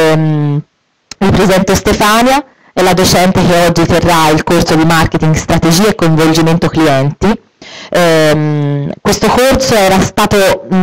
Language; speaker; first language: Italian; native; Italian